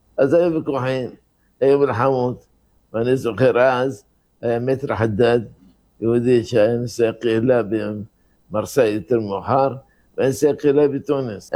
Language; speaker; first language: Hebrew; non-native, fluent; Arabic